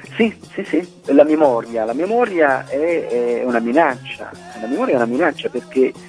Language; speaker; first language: Italian; non-native, fluent; Arabic